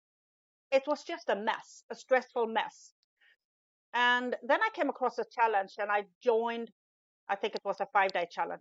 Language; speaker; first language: English; non-native, fluent; Swedish